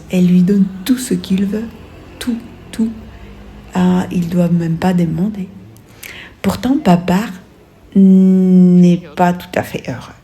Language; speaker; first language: French; non-native, fluent; Russian